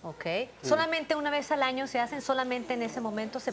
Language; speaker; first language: Spanish; native; Spanish